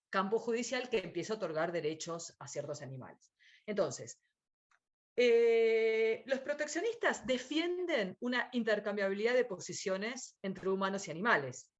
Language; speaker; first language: Spanish; native; Spanish